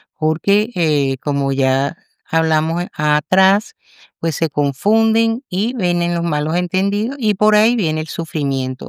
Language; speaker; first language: Spanish; native; Spanish